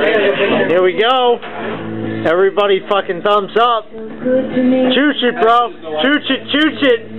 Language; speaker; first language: English; native; English